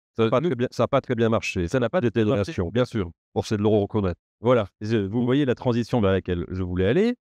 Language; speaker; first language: French; native; French